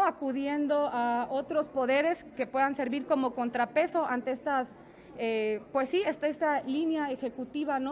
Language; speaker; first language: Spanish; native; Spanish